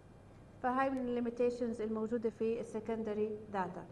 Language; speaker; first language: Arabic; native; Arabic